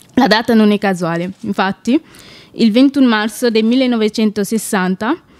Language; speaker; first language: Italian; non-native, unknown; Wolof